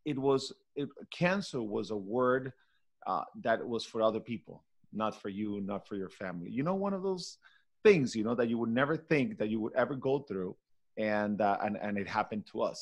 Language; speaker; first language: English; non-native, fluent; Spanish